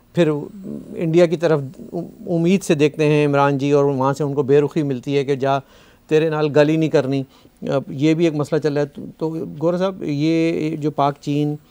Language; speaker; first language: Urdu; native; Urdu